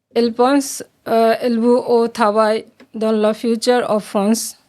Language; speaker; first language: French; non-native, learner; Bangla